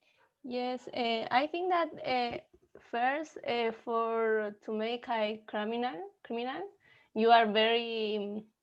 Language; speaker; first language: English; non-native, learner; Spanish